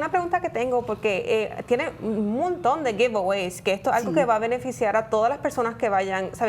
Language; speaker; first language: Spanish; native; Spanish